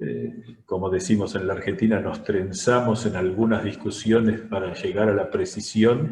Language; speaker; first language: Spanish; native; Spanish